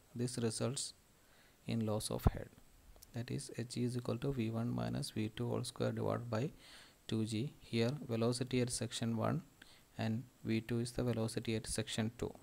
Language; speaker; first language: English; non-native, local second language; Malayalam